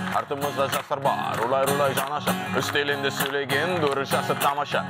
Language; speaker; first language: Russian; non-native, learner; Italian